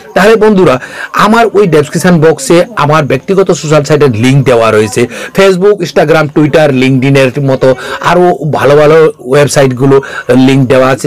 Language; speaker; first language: Bangla; non-native, local second language; Kok Borok